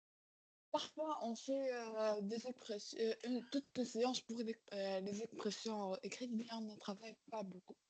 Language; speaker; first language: French; non-native, learner; Arabic